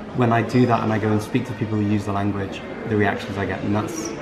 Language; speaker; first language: English; native; English